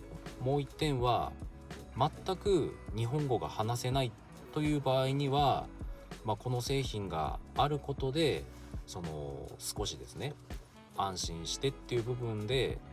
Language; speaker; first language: Japanese; native; Japanese